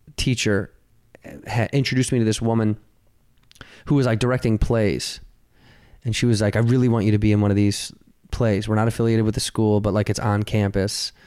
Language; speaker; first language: English; native; English